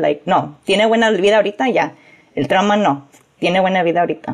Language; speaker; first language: Spanish; early bilingual, heritage; Spanish